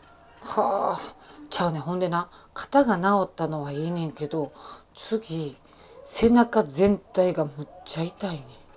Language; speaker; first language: Japanese; native; Japanese